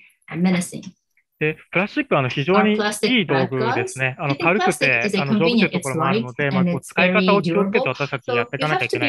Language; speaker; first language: Japanese; native; Japanese